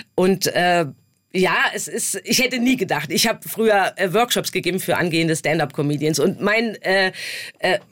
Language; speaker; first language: German; native; German